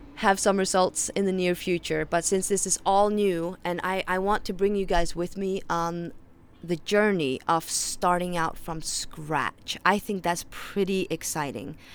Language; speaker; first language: English; non-native, fluent; Faroese